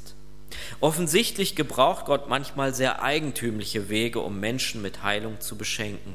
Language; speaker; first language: German; native; German